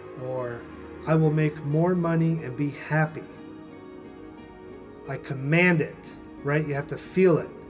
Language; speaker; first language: English; native; English